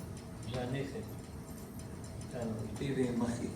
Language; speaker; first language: Hebrew; non-native, fluent; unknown